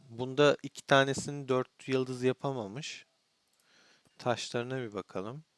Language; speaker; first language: Turkish; native; Turkish